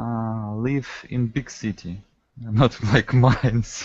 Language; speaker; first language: English; non-native, learner; Russian